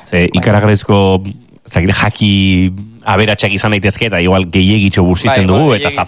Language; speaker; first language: Basque; native; Basque